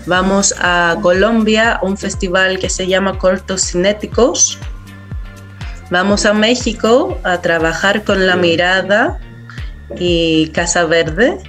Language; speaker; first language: Spanish; non-native, fluent; Greek